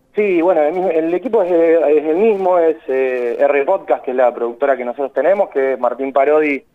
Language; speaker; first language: Spanish; native; Spanish